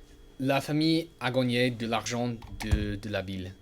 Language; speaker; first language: French; non-native, learner; English